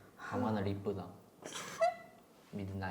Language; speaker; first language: Korean; native; Korean